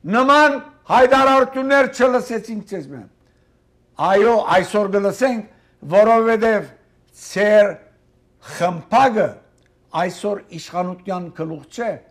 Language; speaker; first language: Armenian; early bilingual, heritage; Armenian